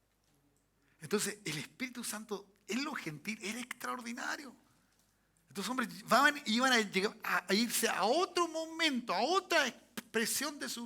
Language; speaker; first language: Spanish; native; Spanish